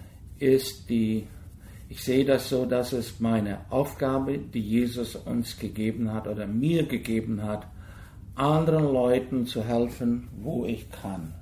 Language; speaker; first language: German; early bilingual, heritage; German